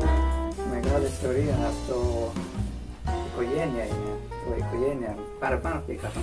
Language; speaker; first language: Greek; non-native, learner; Persian